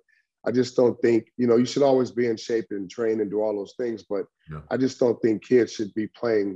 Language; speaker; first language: English; native; English